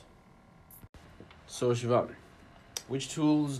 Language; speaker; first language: English; non-native, local second language; Nyanja